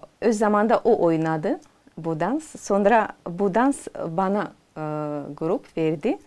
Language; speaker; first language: Turkish; non-native, learner; Azerbaijani